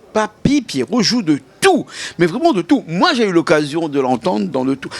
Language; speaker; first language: French; native; French